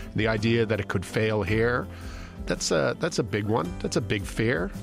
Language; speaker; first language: English; native; English